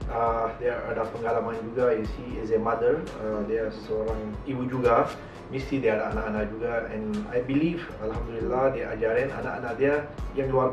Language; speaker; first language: Indonesian; non-native, learner; Malay